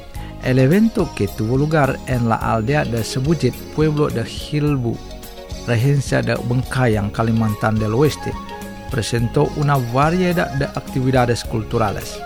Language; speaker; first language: Spanish; non-native, fluent; Indonesian